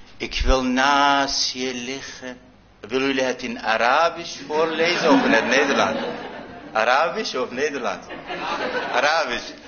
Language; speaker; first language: Dutch; non-native, fluent; Arabic